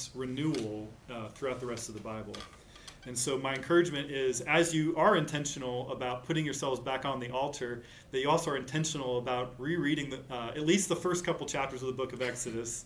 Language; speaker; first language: English; native; English